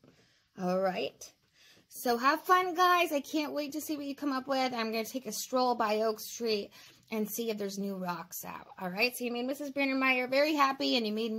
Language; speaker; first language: English; native; English